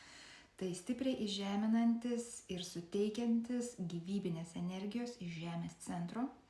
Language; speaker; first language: Lithuanian; native; Lithuanian